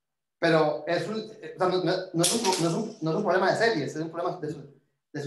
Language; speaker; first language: Spanish; native; Spanish